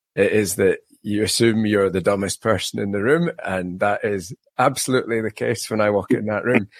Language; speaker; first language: English; native; English